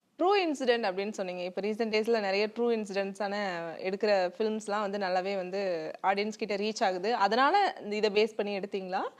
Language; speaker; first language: Tamil; native; Tamil